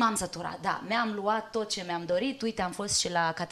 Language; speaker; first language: Romanian; native; Romanian